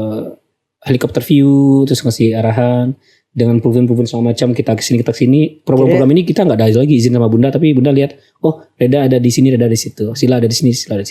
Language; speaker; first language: Indonesian; native; Indonesian